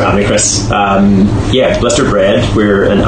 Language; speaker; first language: English; native; English